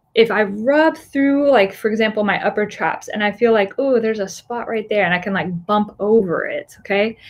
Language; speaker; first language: English; native; English